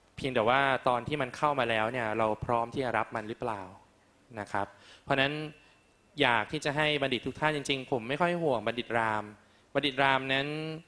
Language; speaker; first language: Thai; native; Thai